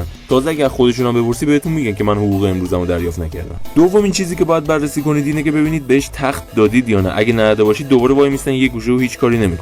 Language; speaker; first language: Persian; native; Persian